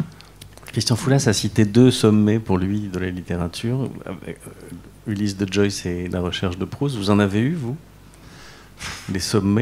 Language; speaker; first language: French; native; French